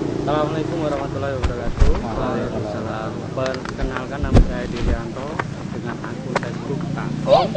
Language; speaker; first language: Indonesian; non-native, local second language; Javanese